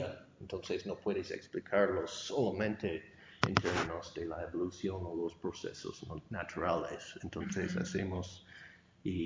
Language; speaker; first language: Spanish; non-native, fluent; English